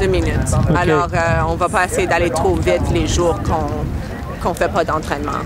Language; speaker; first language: French; non-native, local second language; English